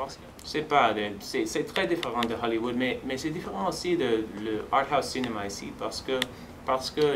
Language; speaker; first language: French; non-native, fluent; Spanish